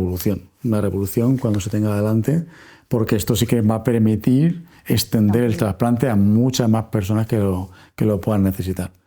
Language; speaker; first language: Spanish; native; Spanish